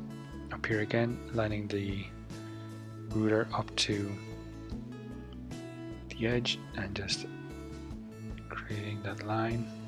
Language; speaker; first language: English; native; English